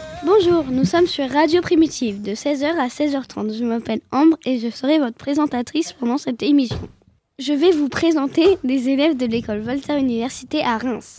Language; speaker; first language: French; native; French